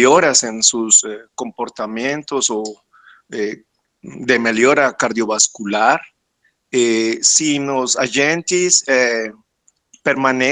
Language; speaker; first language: Portuguese; non-native, fluent; Spanish